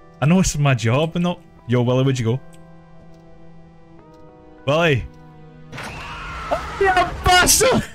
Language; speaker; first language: English; native; English